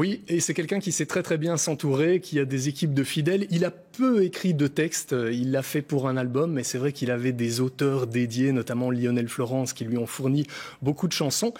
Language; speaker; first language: French; native; French